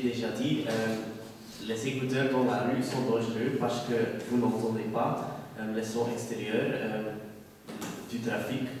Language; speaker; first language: French; non-native, learner; Dutch